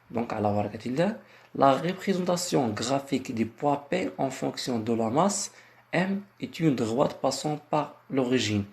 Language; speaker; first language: French; non-native, local second language; Arabic